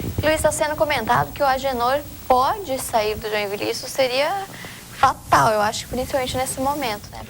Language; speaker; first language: Portuguese; native; Portuguese